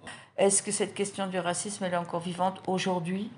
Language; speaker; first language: French; native; French